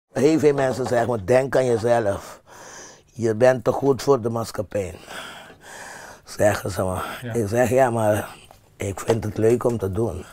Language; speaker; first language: Dutch; non-native, fluent; Papiamento